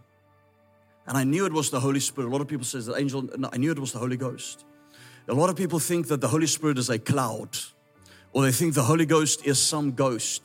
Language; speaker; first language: English; non-native, local second language; Afrikaans